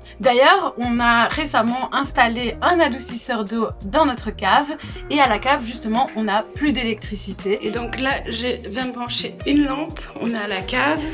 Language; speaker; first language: French; native; French